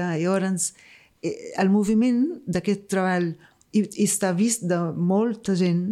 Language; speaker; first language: Catalan; non-native, fluent; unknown